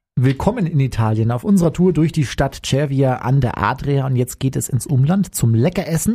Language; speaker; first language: German; native; German